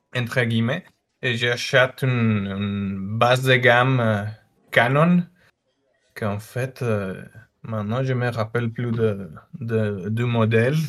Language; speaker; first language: French; non-native, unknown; Spanish